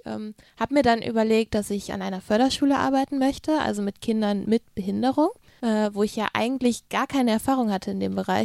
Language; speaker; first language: German; native; German